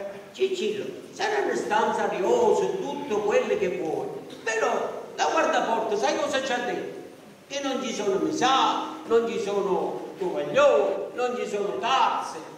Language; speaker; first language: Italian; native; Italian